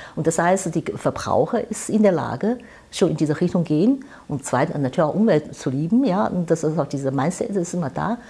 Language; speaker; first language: German; non-native, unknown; Chinese